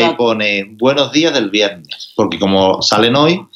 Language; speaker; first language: Spanish; native; Spanish